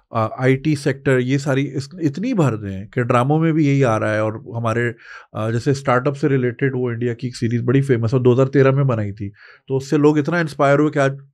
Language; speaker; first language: Urdu; native; Urdu